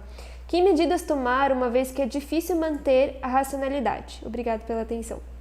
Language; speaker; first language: Portuguese; native; Portuguese